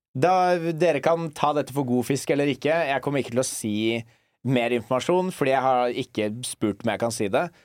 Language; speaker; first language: Norwegian; early bilingual, other home language; English